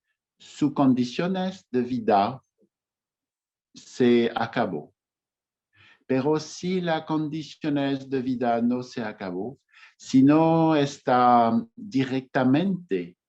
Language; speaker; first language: Spanish; non-native, fluent; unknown